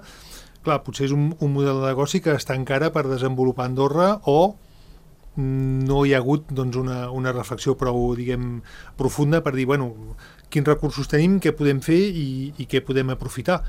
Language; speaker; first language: Catalan; native; Catalan